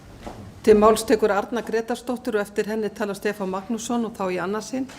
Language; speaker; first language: Icelandic; native; Icelandic